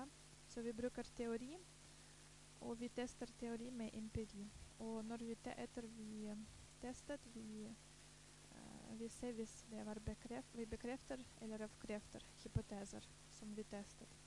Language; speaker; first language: Norwegian; non-native, fluent; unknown